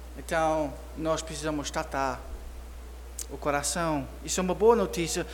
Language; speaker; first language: Portuguese; non-native, fluent; English